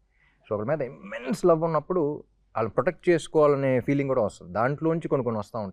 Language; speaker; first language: Telugu; native; Telugu